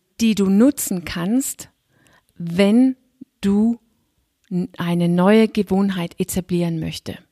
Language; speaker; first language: German; non-native, fluent; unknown